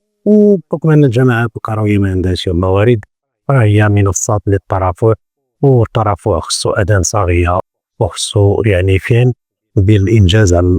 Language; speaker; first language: Arabic; native; Arabic